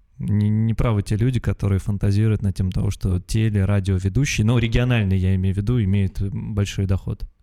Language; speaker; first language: Russian; native; Russian